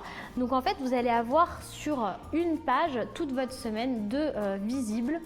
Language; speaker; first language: French; native; French